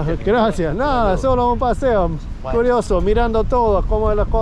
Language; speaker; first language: Spanish; non-native, learner; English